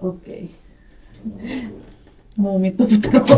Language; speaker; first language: Finnish; non-native, learner; Filipino